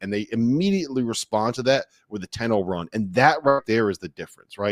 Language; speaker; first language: English; native; English